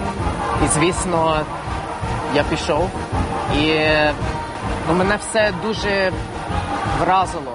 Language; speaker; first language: Ukrainian; non-native, fluent; English